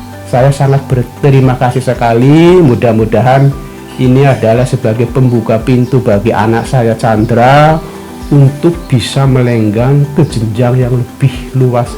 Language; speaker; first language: Indonesian; non-native, local second language; Javanese